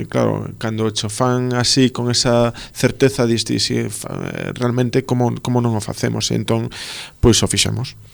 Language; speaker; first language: Galician; non-native, local second language; Spanish